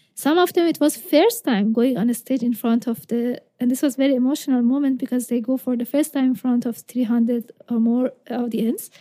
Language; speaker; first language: English; non-native, fluent; Persian